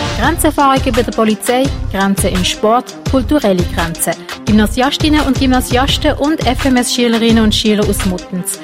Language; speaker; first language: German; native; German